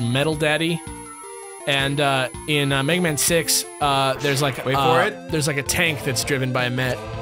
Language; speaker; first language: English; native; English